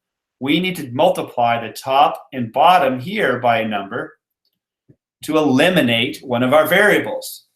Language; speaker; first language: English; native; English